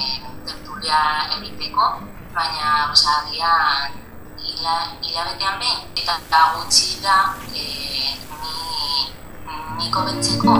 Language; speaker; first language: Basque; non-native, learner; Spanish